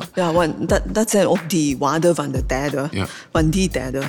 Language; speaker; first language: Dutch; non-native, fluent; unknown